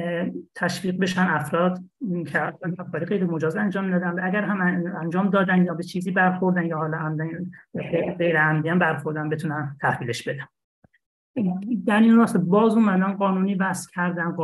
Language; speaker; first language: Persian; native; Persian